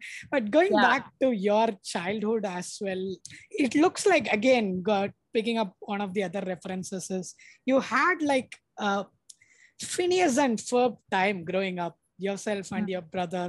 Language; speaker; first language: English; non-native, local second language; Tamil